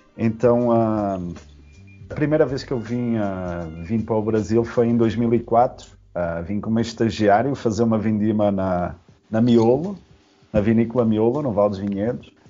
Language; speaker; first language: Portuguese; native; Portuguese